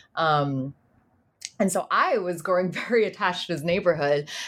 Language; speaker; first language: English; non-native, local second language; Cantonese